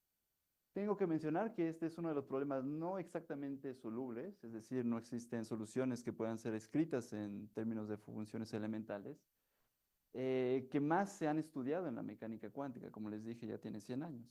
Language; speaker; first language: Spanish; native; Spanish